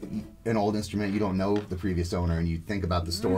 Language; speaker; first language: English; native; English